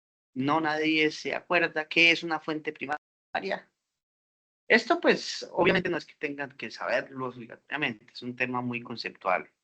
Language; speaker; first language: Spanish; native; Spanish